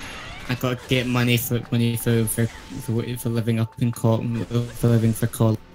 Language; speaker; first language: English; native; English